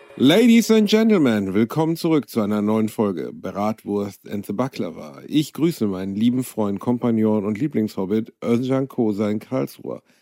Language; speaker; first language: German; native; German